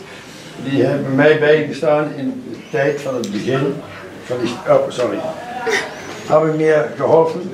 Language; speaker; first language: Dutch; non-native, learner; Czech